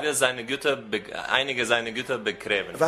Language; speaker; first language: German; non-native, learner; Bulgarian